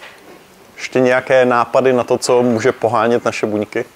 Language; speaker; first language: Czech; native; Czech